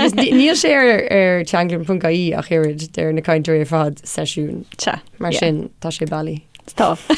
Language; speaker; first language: Irish; non-native, local second language; English